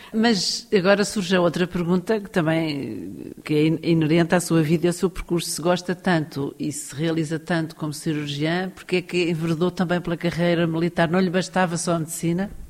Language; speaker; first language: Portuguese; native; Portuguese